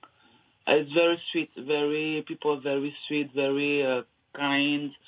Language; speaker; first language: English; non-native, learner; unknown